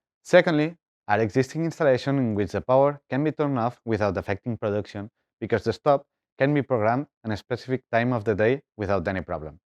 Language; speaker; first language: English; non-native, fluent; Spanish